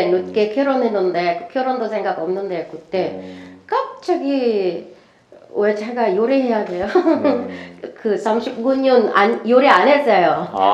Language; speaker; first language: Korean; non-native, learner; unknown